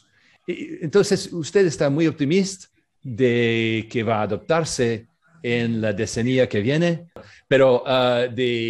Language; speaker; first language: Spanish; non-native, learner; English